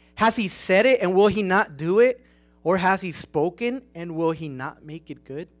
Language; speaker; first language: English; non-native, fluent; Spanish